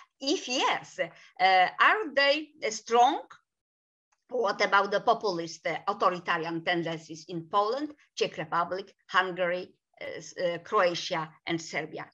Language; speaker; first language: English; non-native, fluent; Polish